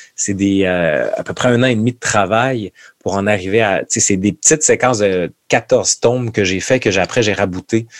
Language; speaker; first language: French; native; French